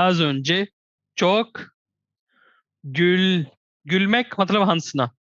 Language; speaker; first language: Turkish; non-native, fluent; Urdu